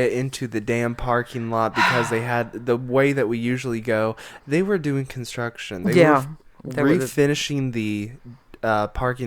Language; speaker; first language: English; native; English